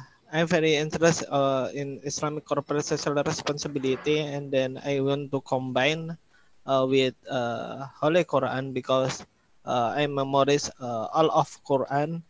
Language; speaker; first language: English; non-native, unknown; Indonesian